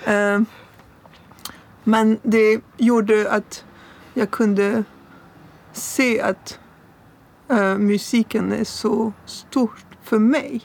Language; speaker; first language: Swedish; non-native, fluent; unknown